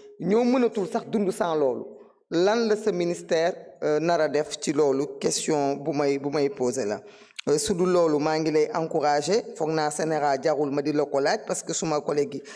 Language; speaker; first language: Wolof; non-native, local second language; Fula